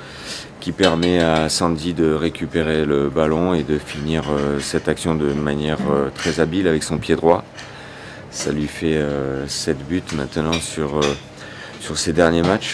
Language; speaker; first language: French; native; French